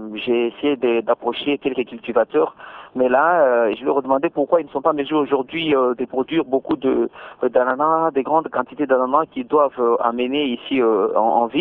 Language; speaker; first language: French; non-native, local second language; Luba-Lulua